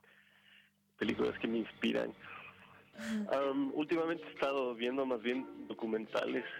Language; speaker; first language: Spanish; non-native, fluent; French